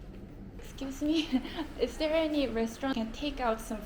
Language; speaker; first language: English; non-native, learner; Korean